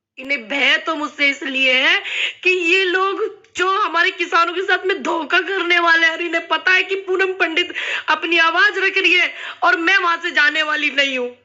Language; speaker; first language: Hindi; native; Hindi